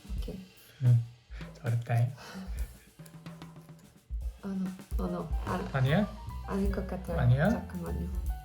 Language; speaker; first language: Korean; non-native, learner; English